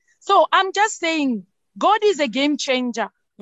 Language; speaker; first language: English; non-native, local second language; Northern Sotho